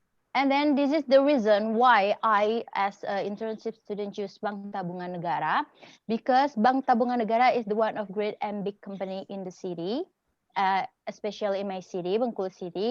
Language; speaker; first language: English; non-native, learner; Indonesian